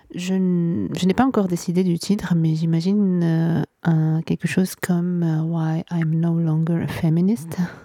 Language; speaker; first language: French; non-native, local second language; Arabic